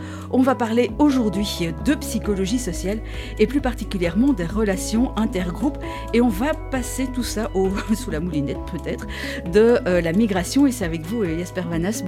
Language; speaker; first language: French; native; French